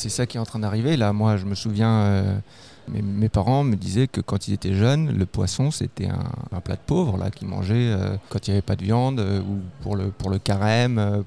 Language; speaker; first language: French; native; French